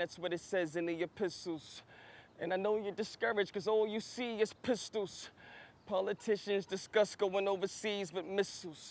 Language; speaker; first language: English; native; English